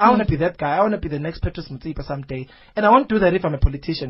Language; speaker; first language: English; non-native, local second language; Zulu